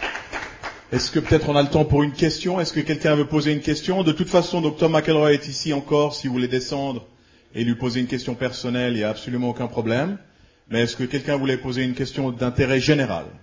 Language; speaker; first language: French; native; French